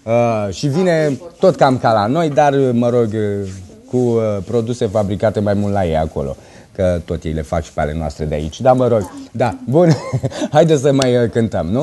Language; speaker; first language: Romanian; native; Romanian